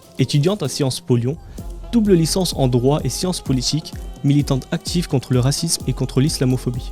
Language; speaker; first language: French; native; French